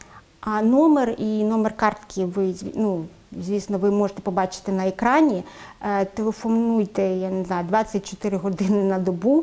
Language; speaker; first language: Ukrainian; native; Ukrainian